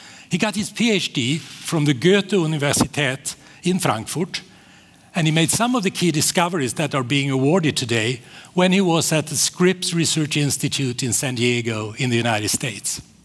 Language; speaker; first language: English; non-native, fluent; Swedish